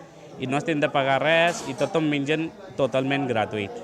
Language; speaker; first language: Catalan; non-native, learner; Punjabi